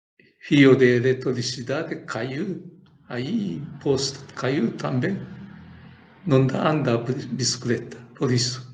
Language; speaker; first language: Portuguese; non-native, learner; Japanese